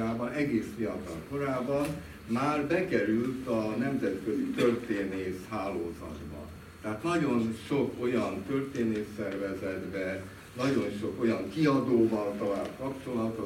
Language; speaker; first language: Hungarian; native; Hungarian